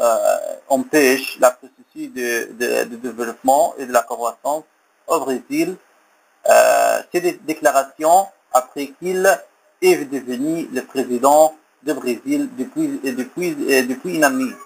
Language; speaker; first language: French; non-native, learner; Arabic